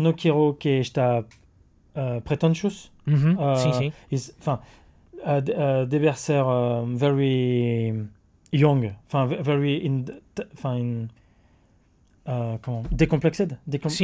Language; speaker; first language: English; non-native, learner; French